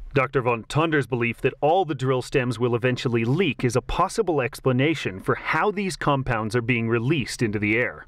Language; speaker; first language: English; native; English